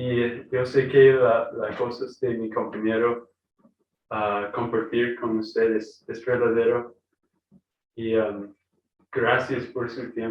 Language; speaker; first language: Spanish; non-native, learner; English